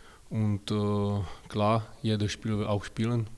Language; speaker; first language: German; non-native, learner; Czech